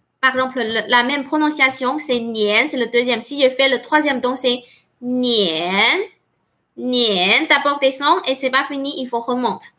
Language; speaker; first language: French; non-native, fluent; Chinese